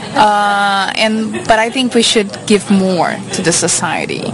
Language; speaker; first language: English; non-native, fluent; Portuguese